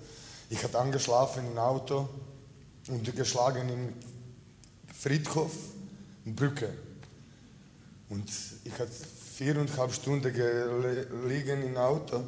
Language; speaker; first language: German; non-native, learner; Croatian